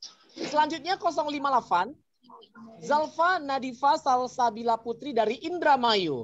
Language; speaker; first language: Indonesian; native; Indonesian